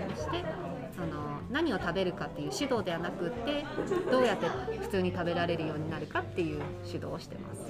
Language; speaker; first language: Japanese; early bilingual, heritage; Japanese